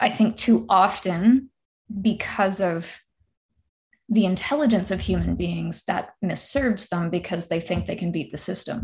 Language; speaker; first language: English; native; English